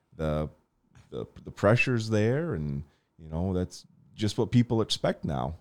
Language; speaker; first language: English; native; English